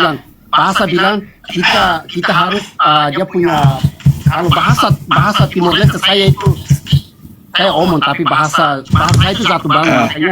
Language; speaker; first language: Indonesian; non-native, fluent; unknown